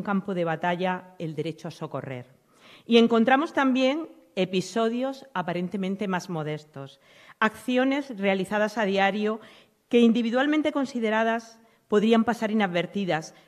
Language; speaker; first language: Spanish; native; Spanish